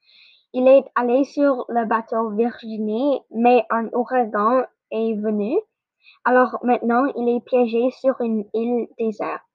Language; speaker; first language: French; non-native, learner; English